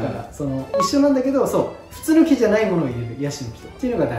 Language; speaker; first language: Japanese; native; Japanese